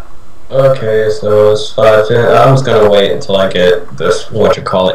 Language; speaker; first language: English; native; English